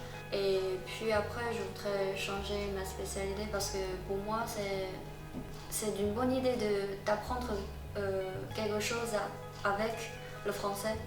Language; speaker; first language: French; non-native, fluent; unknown